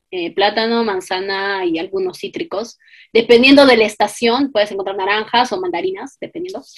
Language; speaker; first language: Spanish; native; Spanish